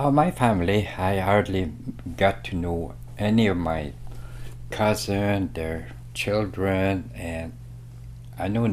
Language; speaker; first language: English; non-native, fluent; French